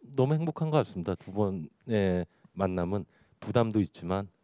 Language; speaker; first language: Korean; native; Korean